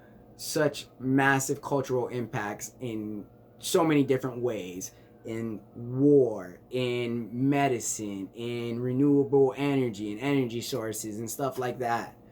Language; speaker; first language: English; native; English